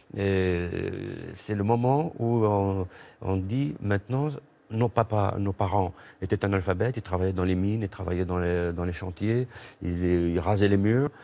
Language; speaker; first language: French; non-native, local second language; Kabyle